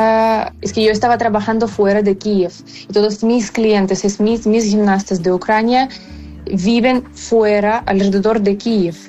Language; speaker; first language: Spanish; non-native, fluent; Ukrainian